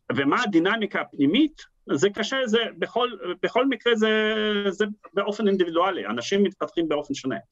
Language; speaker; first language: Hebrew; non-native, fluent; Russian